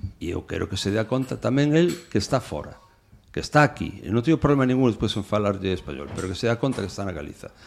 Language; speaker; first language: Galician; non-native, local second language; Spanish